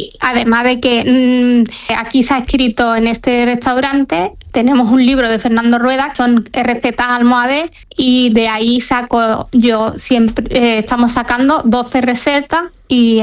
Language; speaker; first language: Spanish; non-native, fluent; Arabic